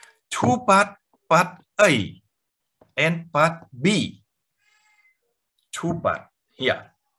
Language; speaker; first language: English; non-native, fluent; Vietnamese